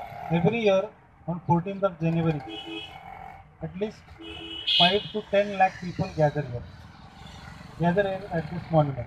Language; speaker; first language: English; non-native, local second language; Marathi